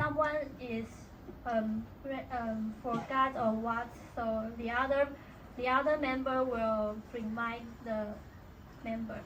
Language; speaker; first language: English; non-native, learner; Chinese